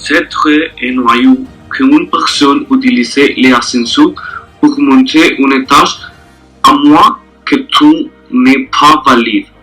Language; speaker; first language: French; non-native, learner; Spanish